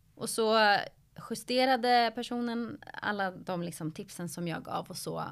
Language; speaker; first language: Swedish; early bilingual, other home language; Arabic